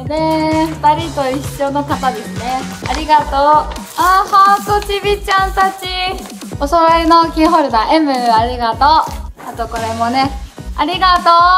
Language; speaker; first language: Japanese; native; Japanese